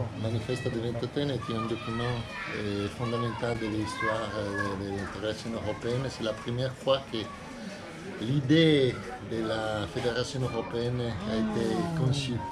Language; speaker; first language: French; early bilingual, heritage; Italian